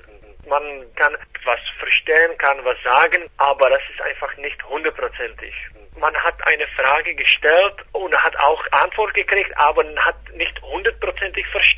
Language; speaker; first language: German; non-native, fluent; Czech